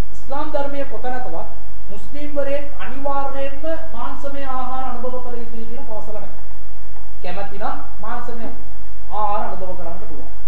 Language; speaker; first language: Sinhala; non-native, local second language; Tamil